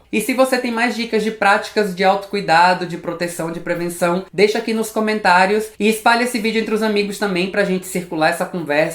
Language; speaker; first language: Portuguese; native; Portuguese